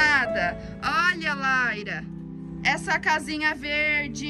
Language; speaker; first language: Portuguese; native; Portuguese